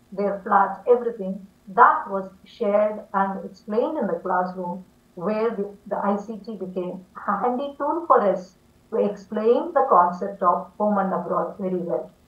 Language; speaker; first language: English; non-native, local second language; Tamil